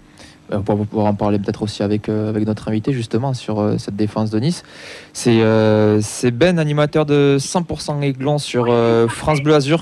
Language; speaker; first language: French; native; French